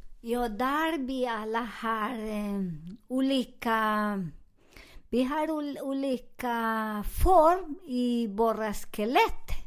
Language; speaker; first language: Swedish; non-native, learner; Spanish